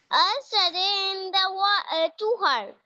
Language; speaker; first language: English; non-native, learner; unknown